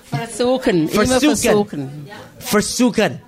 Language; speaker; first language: German; non-native, learner; Thai